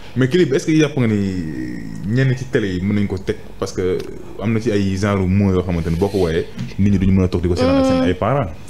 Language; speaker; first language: Wolof; native; Wolof